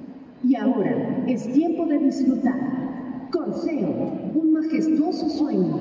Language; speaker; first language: Spanish; native; Spanish